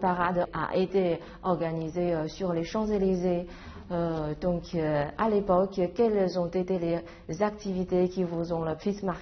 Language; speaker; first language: French; non-native, fluent; Chinese